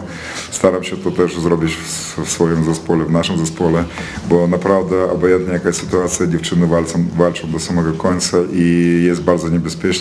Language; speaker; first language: Polish; non-native, fluent; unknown